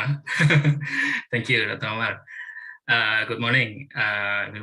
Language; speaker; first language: English; non-native, fluent; Indonesian